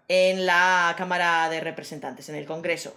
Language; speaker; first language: Spanish; native; Spanish